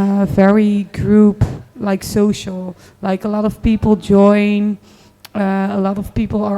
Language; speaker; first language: English; non-native, fluent; Dutch